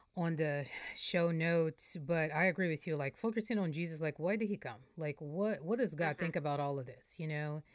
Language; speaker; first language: English; non-native, fluent; Portuguese